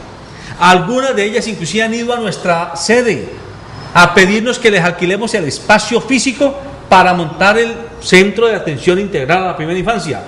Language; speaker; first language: Spanish; native; Spanish